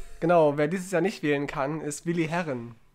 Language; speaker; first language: German; native; German